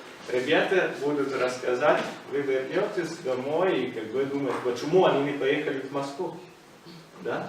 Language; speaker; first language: Russian; non-native, fluent; Italian